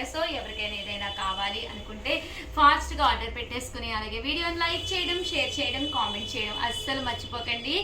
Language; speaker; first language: Telugu; native; Telugu